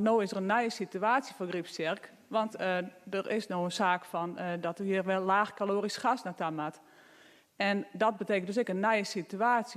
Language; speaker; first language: Dutch; non-native, local second language; Western Frisian